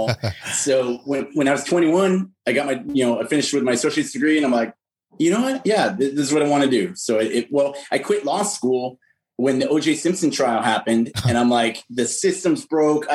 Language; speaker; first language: English; native; English